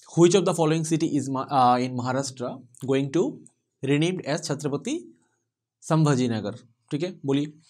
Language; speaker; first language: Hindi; non-native, local second language; Bangla